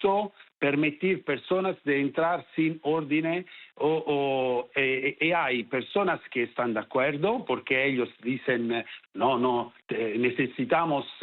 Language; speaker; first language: Spanish; non-native, fluent; Italian